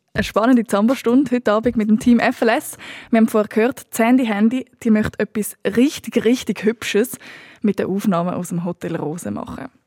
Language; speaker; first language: German; native; German